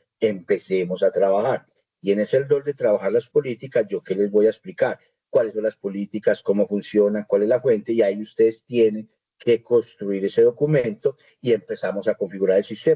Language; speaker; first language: Spanish; native; Spanish